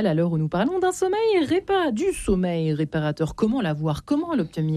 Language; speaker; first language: French; native; French